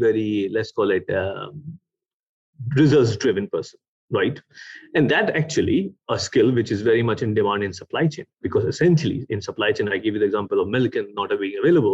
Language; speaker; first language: English; non-native, local second language; Urdu